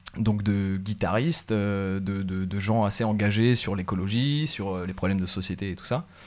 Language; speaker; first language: French; native; French